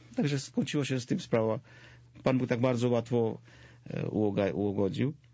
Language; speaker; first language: Polish; non-native, fluent; Georgian